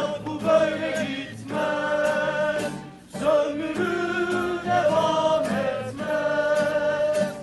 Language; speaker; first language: Turkish; native; Turkish